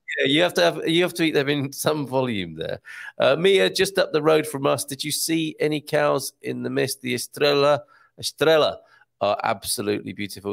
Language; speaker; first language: English; native; English